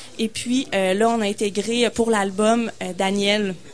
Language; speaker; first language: French; native; French